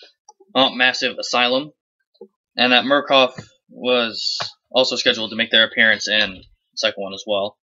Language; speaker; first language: English; native; English